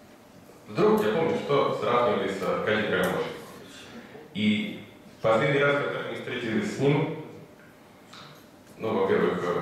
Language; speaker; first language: Russian; non-native, fluent; Spanish